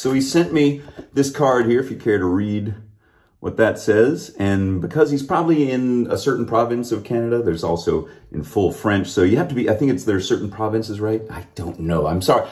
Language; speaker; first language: English; native; English